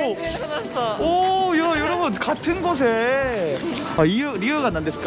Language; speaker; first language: Japanese; non-native, learner; Korean